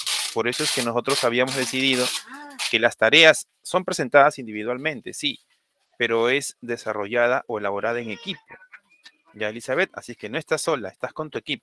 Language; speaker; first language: Spanish; native; Spanish